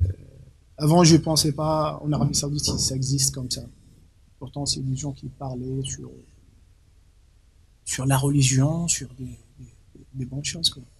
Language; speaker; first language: French; non-native, local second language; Arabic